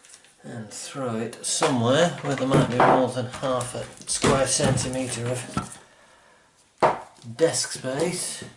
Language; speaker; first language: English; native; English